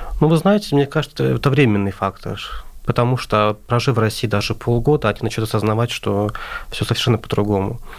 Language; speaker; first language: Russian; non-native, local second language; Azerbaijani